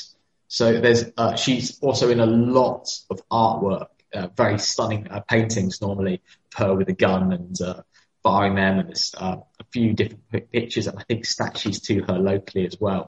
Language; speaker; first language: English; native; English